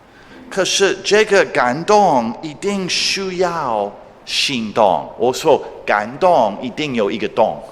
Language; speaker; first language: Chinese; non-native, fluent; English